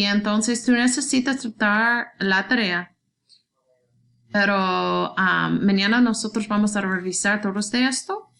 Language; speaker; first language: Spanish; non-native, learner; English